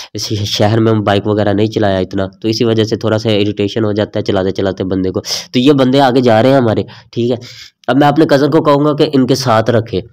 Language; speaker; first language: Urdu; non-native, local second language; Saraiki